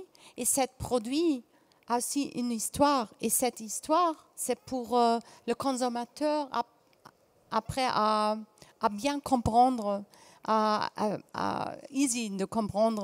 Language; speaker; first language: French; non-native, fluent; German